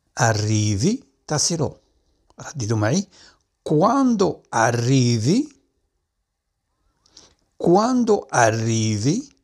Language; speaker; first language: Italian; non-native, fluent; Arabic